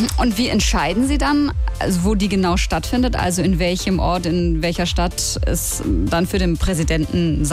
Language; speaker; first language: German; native; German